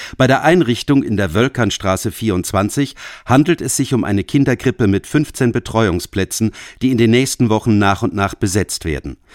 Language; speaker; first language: German; native; German